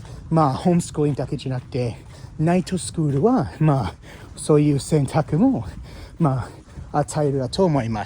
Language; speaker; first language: Japanese; non-native, fluent; English